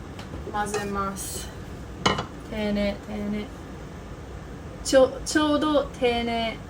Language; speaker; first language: Japanese; non-native, learner; English